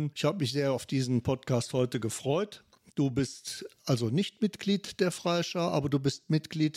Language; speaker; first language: German; native; German